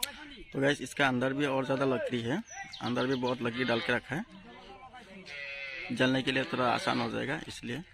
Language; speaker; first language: Hindi; non-native, local second language; Assamese